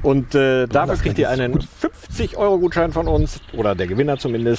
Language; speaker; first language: German; native; German